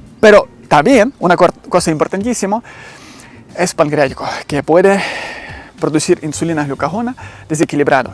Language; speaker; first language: Spanish; non-native, learner; Ukrainian